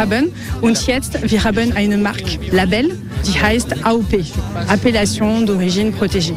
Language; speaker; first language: German; non-native, learner; French